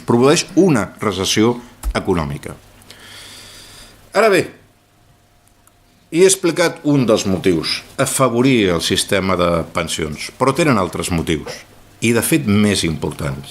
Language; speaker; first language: Catalan; native; Catalan